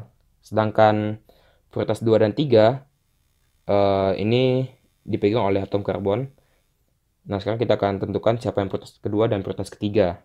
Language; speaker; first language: Indonesian; native; Indonesian